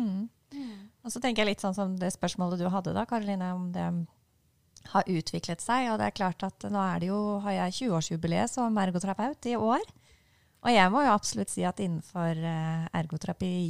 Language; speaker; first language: Norwegian; native; Norwegian